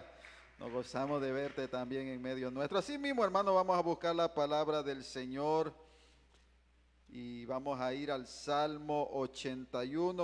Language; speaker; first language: Spanish; native; Spanish